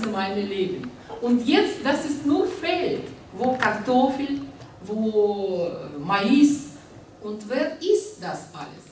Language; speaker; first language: German; non-native, learner; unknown